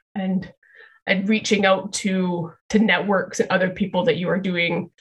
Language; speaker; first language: English; native; English